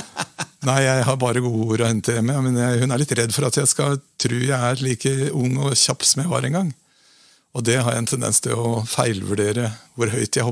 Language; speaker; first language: Norwegian; native; Norwegian